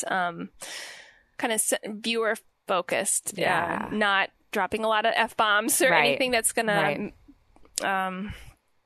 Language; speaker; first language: English; native; English